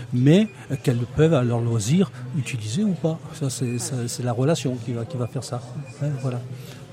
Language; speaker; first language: French; native; French